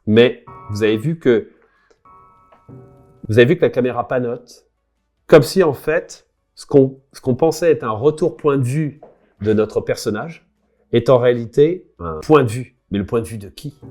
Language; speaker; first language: French; native; French